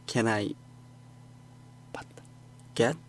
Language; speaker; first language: English; non-native, learner; Korean